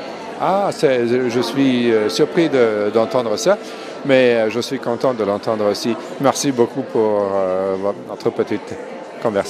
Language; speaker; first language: French; non-native, fluent; Serbian